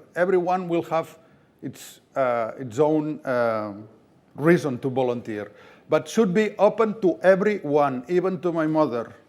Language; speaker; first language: English; non-native, fluent; Catalan